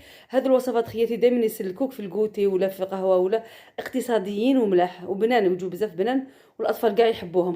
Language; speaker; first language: Arabic; native; Arabic